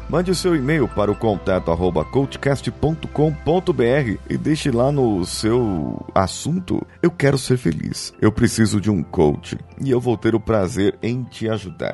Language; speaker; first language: Portuguese; native; Portuguese